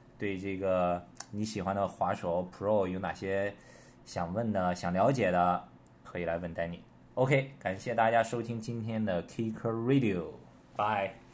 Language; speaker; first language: Chinese; native; Chinese